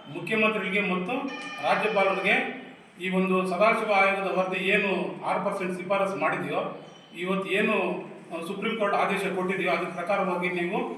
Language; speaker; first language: Kannada; native; Kannada